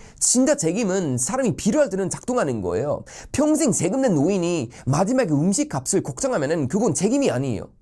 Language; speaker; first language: Korean; non-native, fluent; Swedish